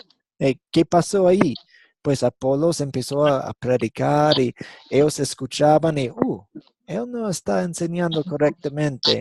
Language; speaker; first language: Spanish; non-native, fluent; English